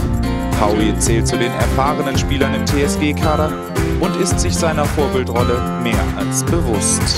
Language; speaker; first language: German; native; German